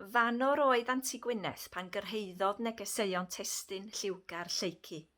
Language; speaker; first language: Welsh; native; Welsh